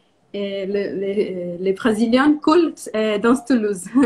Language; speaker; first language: French; non-native, learner; Portuguese